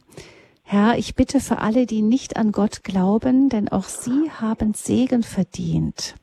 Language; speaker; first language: German; native; German